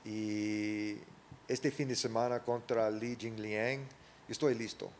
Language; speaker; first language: Spanish; early bilingual, other home language; English